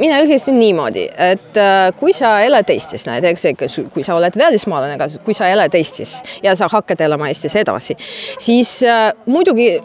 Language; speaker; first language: Estonian; non-native, fluent; Russian